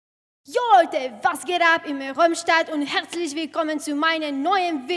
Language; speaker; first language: German; non-native, learner; Polish